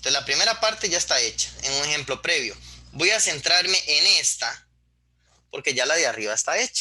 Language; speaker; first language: Spanish; native; Spanish